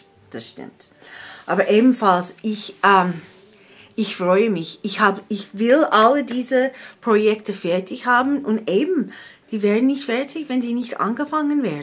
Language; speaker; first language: German; non-native, fluent; English